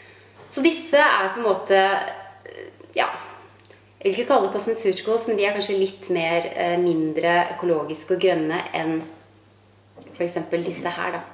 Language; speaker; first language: Norwegian; native; Norwegian